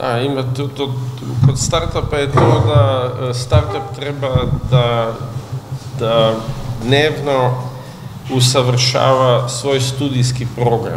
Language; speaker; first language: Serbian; non-native, fluent; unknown